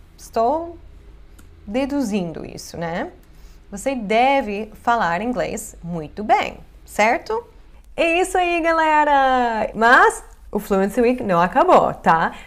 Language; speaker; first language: Portuguese; non-native, fluent; English